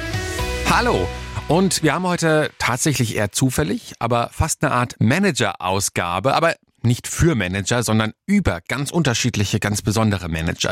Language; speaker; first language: German; native; German